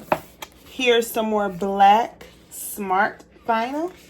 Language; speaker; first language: English; native; English